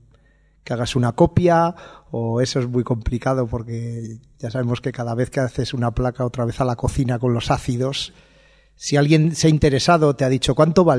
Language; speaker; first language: Spanish; native; Spanish